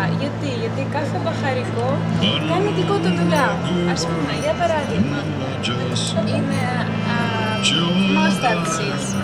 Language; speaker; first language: Greek; non-native, fluent; Ukrainian